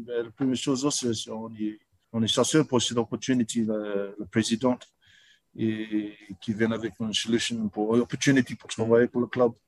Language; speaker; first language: French; non-native, learner; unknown